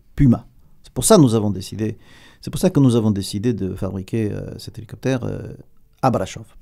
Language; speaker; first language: French; native; French